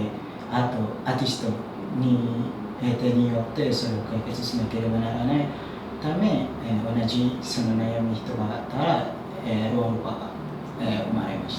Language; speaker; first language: Japanese; non-native, fluent; Indonesian